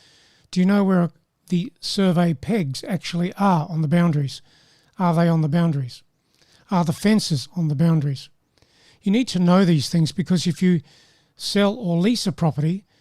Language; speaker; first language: English; native; English